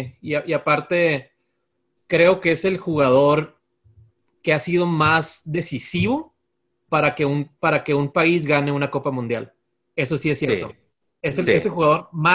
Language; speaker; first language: Spanish; native; Spanish